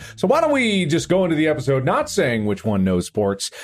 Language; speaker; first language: English; native; English